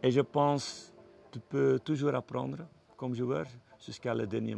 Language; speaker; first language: French; non-native, fluent; Dutch